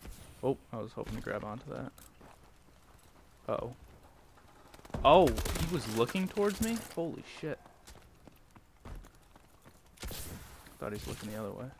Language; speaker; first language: English; native; English